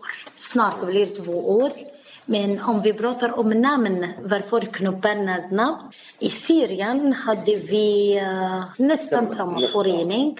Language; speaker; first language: Swedish; non-native, learner; Arabic